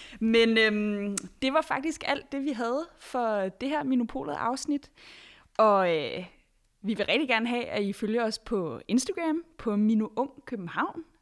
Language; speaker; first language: Danish; native; Danish